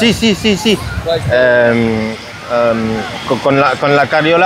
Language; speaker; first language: Italian; non-native, learner; French